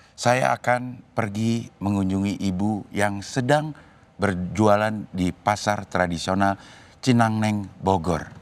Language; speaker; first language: Indonesian; native; Indonesian